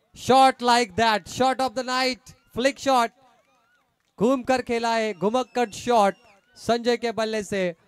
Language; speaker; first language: Hindi; non-native, local second language; Marathi